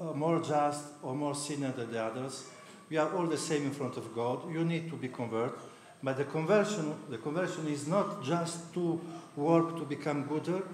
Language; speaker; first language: English; non-native, fluent; Italian